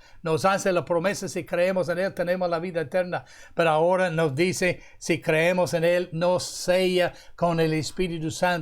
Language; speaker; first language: Spanish; non-native, fluent; English